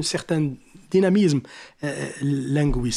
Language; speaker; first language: French; non-native, local second language; Arabic